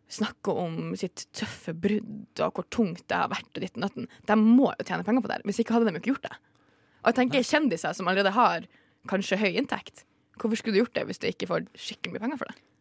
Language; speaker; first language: Norwegian; native; Norwegian